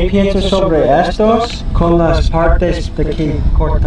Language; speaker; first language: Spanish; non-native, learner; English